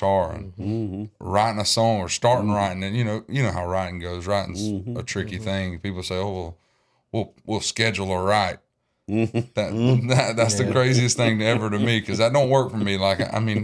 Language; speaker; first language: English; native; English